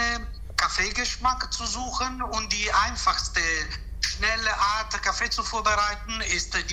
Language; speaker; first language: German; non-native, fluent; Italian